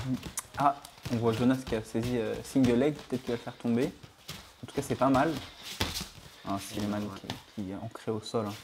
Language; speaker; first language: French; native; French